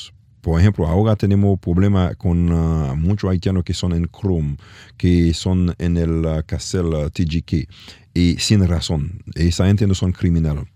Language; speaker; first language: Spanish; non-native, learner; French